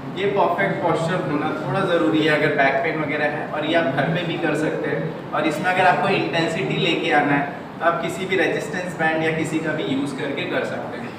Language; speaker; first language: Hindi; native; Hindi